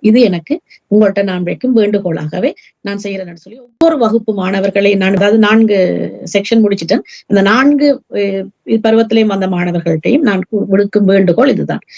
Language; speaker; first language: Tamil; early bilingual, heritage; Tamil